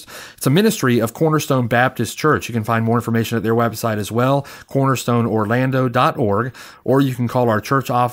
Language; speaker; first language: English; native; English